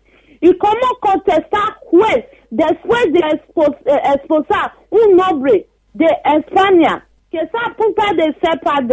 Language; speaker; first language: Spanish; non-native, learner; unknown